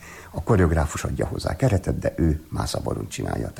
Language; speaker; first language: Hungarian; native; Hungarian